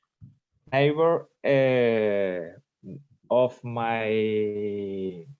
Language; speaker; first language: English; non-native, learner; Spanish